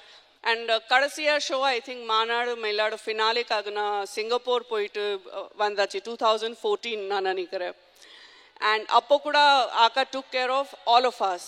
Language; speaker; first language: Tamil; non-native, local second language; Gujarati